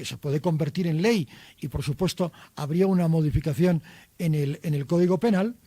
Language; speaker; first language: Spanish; native; Spanish